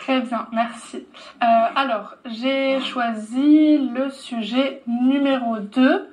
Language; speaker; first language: French; non-native, fluent; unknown